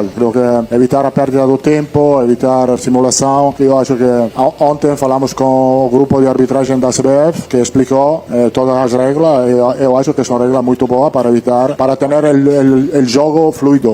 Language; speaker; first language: Portuguese; non-native, learner; Italian